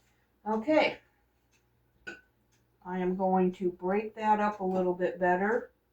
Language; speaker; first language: English; native; English